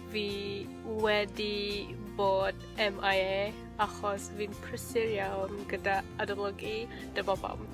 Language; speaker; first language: Welsh; non-native, learner; Malay